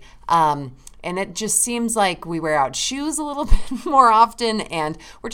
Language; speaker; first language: English; native; English